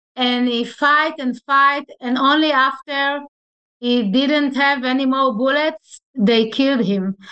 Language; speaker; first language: English; non-native, fluent; Hebrew